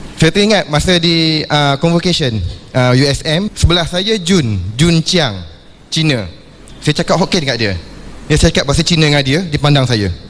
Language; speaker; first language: Malay; non-native, local second language; Chinese